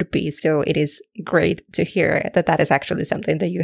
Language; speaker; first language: English; native; English